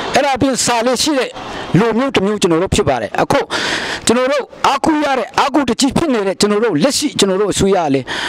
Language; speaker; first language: Burmese; non-native, local second language; Hakha Chin